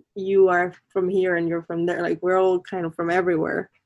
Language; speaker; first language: English; non-native, fluent; Spanish